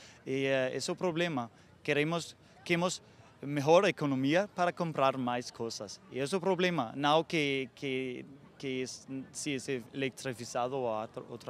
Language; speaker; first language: Portuguese; non-native, learner; Danish